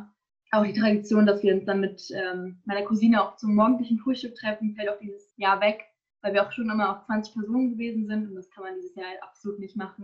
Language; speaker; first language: German; native; German